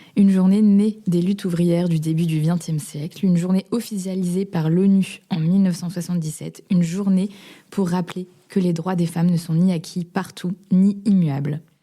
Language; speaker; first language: French; native; French